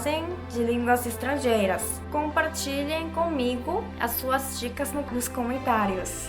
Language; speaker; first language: Portuguese; non-native, fluent; Korean